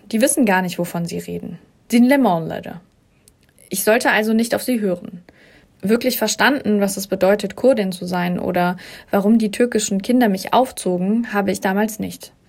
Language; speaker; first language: German; native; German